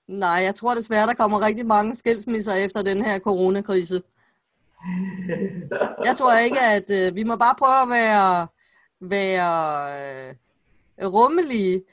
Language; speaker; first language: Danish; native; Danish